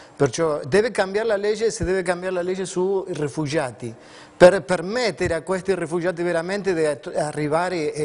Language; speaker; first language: Italian; non-native, fluent; Spanish